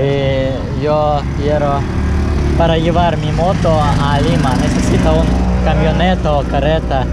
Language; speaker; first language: Spanish; non-native, learner; Russian